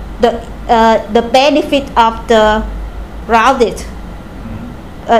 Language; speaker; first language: English; non-native, learner; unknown